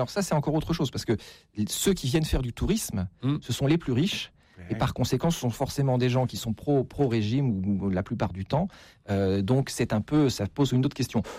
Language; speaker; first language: French; native; French